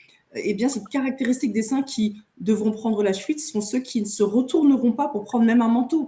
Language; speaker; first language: French; native; French